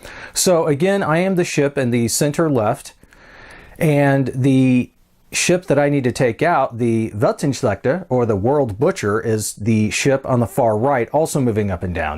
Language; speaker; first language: English; native; English